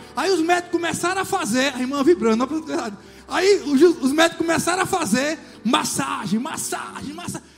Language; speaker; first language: Portuguese; native; Portuguese